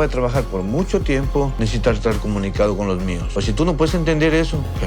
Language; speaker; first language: Spanish; native; Spanish